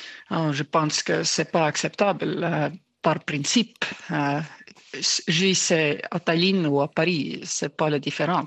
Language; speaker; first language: French; non-native, fluent; Estonian